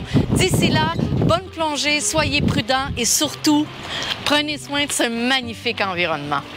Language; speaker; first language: French; native; French